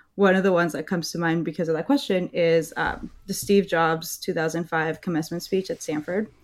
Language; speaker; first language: English; early bilingual, other home language; Spanish